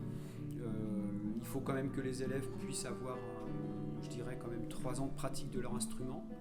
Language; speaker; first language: French; native; French